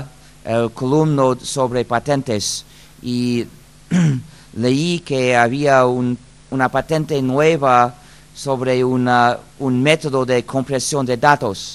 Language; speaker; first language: Spanish; non-native, fluent; English